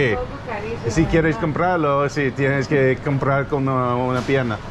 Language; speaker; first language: Spanish; non-native, learner; English